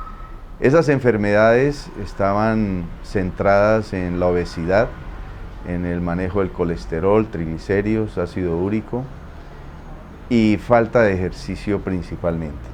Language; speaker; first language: Spanish; native; Spanish